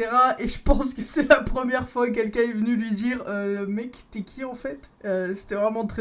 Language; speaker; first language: French; native; French